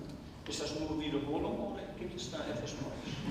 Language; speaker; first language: German; non-native, fluent; Dutch